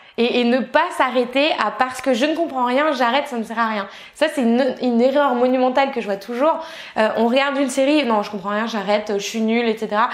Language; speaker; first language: French; native; French